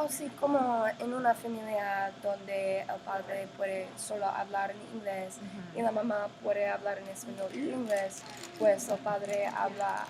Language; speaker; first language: Spanish; non-native, learner; English